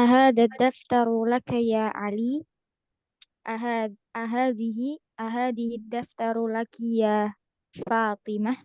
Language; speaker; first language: Arabic; non-native, learner; Indonesian